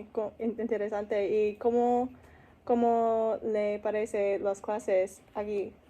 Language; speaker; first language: Spanish; non-native, learner; English